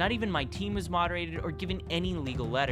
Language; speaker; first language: English; native; English